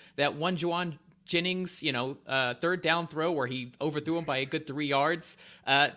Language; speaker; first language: English; native; English